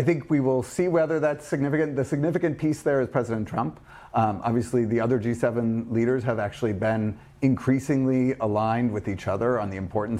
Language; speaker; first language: English; native; English